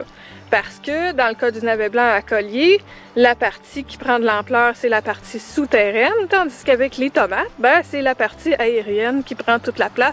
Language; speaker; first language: French; native; French